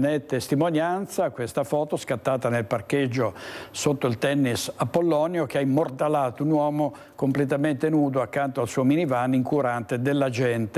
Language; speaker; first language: Italian; native; Italian